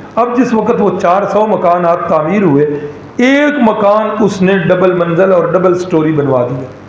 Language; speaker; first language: Urdu; non-native, local second language; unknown